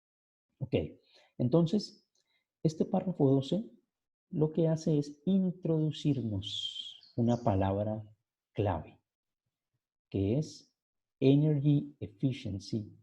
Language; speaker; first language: Spanish; native; Spanish